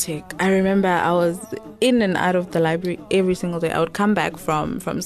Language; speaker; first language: English; non-native, local second language; Xhosa